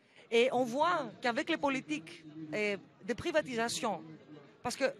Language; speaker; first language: French; non-native, fluent; Greek